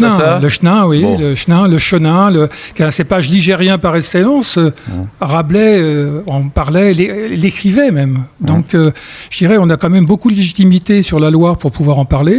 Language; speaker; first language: French; native; French